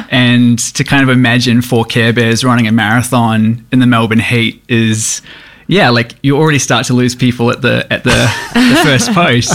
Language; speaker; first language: English; native; English